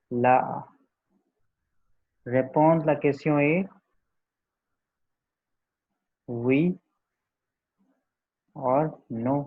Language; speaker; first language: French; non-native, learner; Hindi